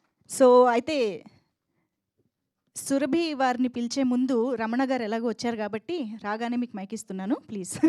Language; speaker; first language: Telugu; native; Telugu